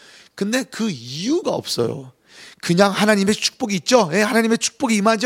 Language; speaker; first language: Korean; native; Korean